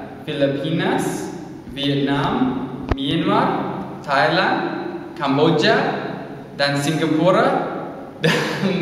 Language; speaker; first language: Indonesian; non-native, learner; English